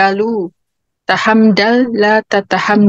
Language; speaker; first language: Arabic; non-native, learner; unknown